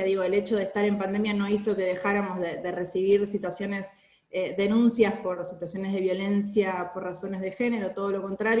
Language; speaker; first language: Spanish; native; Spanish